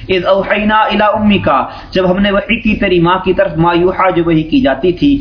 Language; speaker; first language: Urdu; native; Urdu